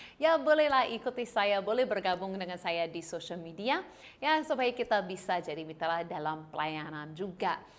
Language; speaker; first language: Indonesian; non-native, fluent; English